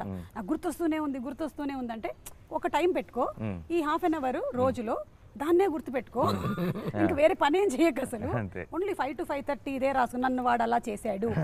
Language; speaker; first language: Telugu; native; Telugu